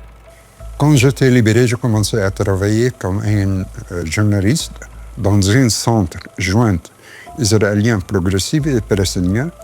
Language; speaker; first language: French; non-native, fluent; Arabic